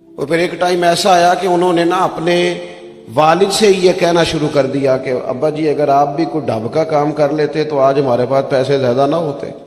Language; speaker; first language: Urdu; non-native, local second language; Punjabi